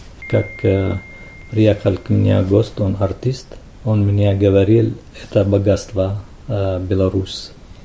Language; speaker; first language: Russian; non-native, fluent; Arabic